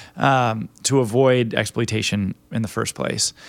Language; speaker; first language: English; native; English